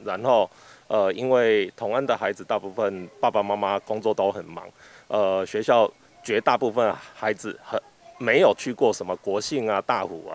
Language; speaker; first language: Chinese; native; Chinese